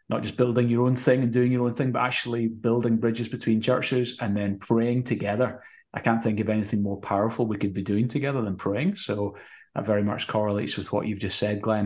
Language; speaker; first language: English; native; English